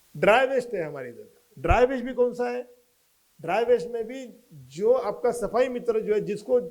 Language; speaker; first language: Hindi; non-native, local second language; Marathi